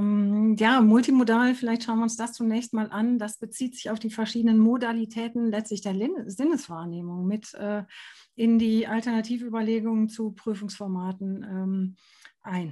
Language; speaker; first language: German; native; German